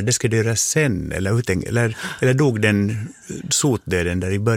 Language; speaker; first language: Swedish; native; Swedish